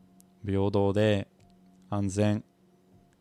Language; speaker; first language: Japanese; non-native, fluent; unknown